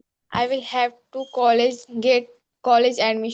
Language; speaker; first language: English; non-native, learner; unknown